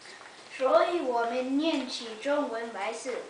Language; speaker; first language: Chinese; early bilingual, heritage; Chinese